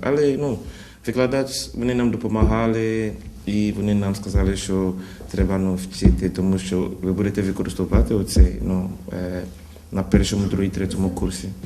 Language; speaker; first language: Ukrainian; non-native, learner; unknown